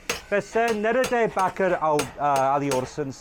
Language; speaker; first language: Turkish; non-native, learner; English